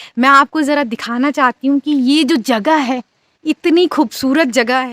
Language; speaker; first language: Hindi; native; Hindi